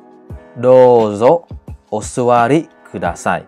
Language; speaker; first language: Japanese; non-native, fluent; Khmer